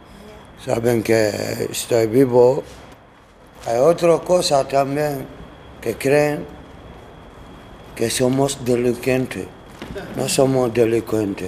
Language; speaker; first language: Spanish; non-native, learner; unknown